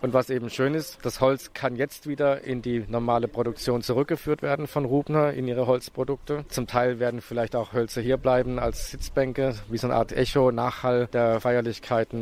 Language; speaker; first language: German; native; German